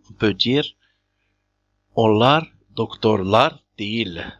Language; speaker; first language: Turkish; non-native, fluent; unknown